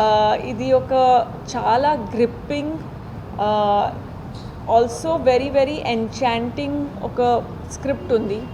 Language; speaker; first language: Telugu; non-native, fluent; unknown